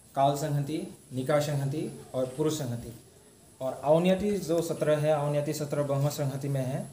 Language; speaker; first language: Hindi; non-native, local second language; Assamese